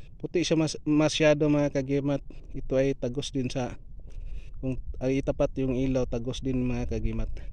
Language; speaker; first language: Filipino; non-native, local second language; Cebuano